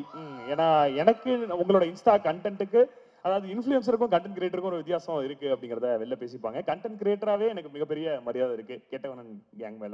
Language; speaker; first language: Tamil; native; Tamil